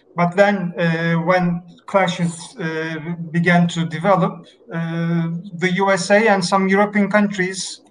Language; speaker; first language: English; non-native, fluent; Turkish